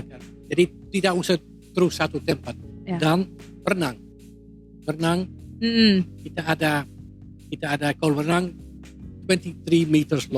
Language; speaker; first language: Indonesian; non-native, fluent; Dutch